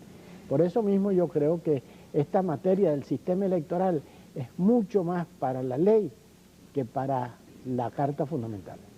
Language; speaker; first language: Spanish; native; Spanish